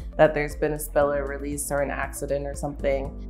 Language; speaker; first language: English; native; English